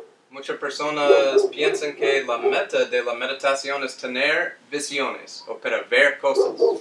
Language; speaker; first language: Spanish; non-native, fluent; English